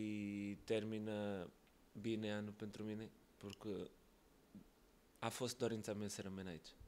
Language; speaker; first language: Romanian; non-native, learner; Portuguese